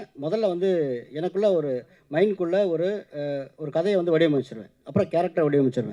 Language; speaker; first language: Tamil; native; Tamil